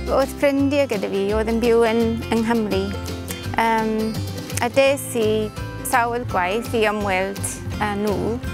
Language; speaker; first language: Welsh; non-native, learner; English